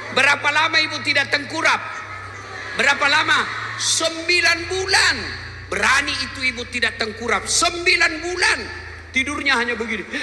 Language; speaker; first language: Indonesian; non-native, local second language; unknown